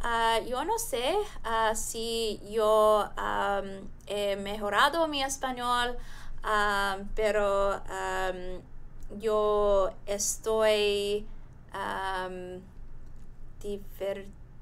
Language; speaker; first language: Spanish; non-native, learner; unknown